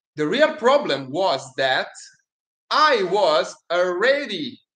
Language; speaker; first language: English; non-native, fluent; Italian